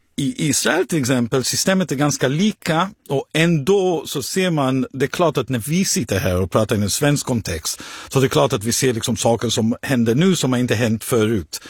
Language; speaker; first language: Swedish; non-native, fluent; Hebrew